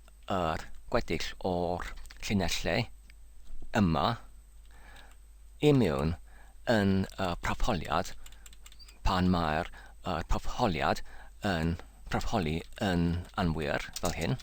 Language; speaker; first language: Welsh; non-native, learner; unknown